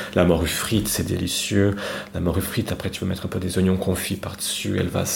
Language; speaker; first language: French; non-native, fluent; Portuguese